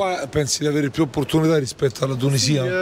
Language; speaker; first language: Italian; native; Italian